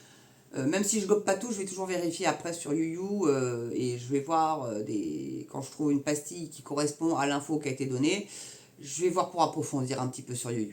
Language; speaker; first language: French; native; French